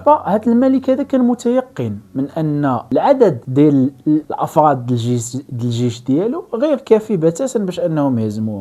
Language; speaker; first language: Arabic; native; Arabic